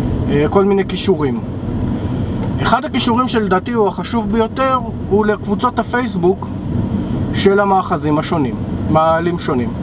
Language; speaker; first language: Hebrew; native; Hebrew